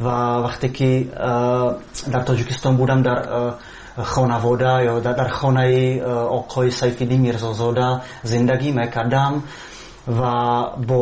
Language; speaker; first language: Persian; non-native, fluent; Slovak